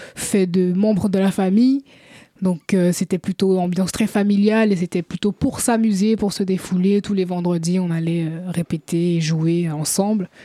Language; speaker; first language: French; native; French